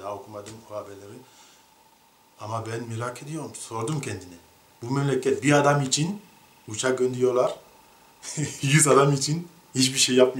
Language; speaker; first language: Turkish; non-native, learner; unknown